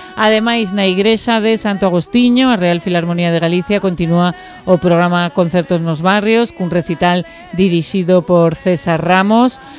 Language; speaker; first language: Galician; native; Galician